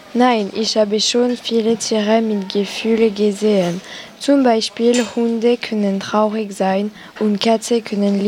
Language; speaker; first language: German; non-native, learner; French